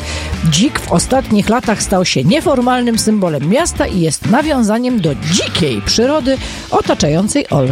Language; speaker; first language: Polish; native; Polish